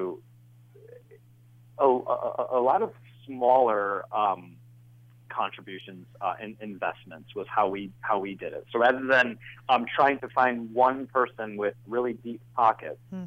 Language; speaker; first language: English; native; English